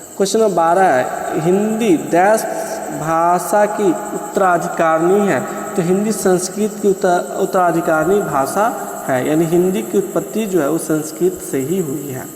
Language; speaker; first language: Hindi; native; Hindi